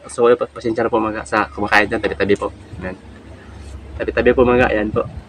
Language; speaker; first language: Filipino; non-native, local second language; Cebuano